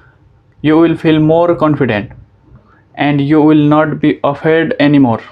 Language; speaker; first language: English; non-native, learner; Nepali